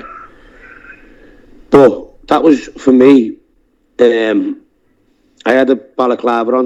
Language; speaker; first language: English; native; English